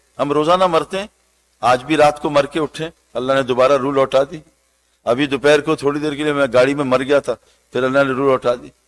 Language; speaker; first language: Urdu; native; Urdu